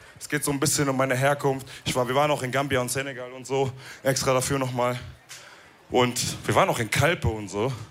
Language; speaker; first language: German; early bilingual, other home language; Wolof